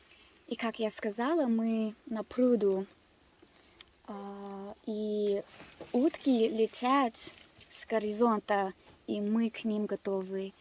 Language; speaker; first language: Russian; non-native, learner; English